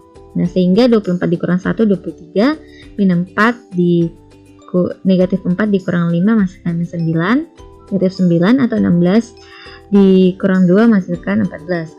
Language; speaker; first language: Indonesian; native; Indonesian